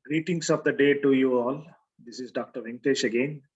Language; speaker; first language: English; non-native, local second language; Kannada